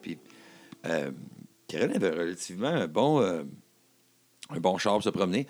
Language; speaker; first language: French; native; French